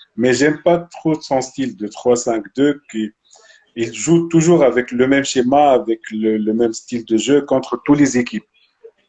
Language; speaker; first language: French; non-native, local second language; Arabic